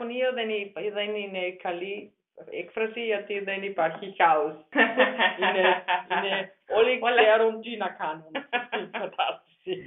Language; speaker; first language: Greek; non-native, learner; German